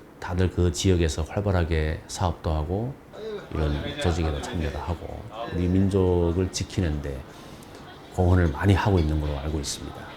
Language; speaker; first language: Korean; native; Korean